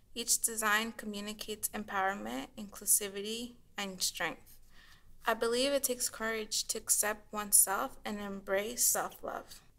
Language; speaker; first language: English; native; English